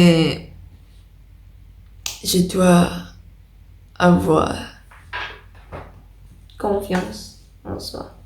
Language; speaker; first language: French; non-native, learner; Indonesian